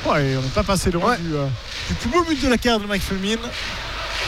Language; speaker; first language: French; native; French